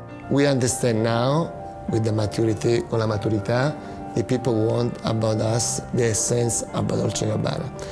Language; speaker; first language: English; non-native, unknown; Italian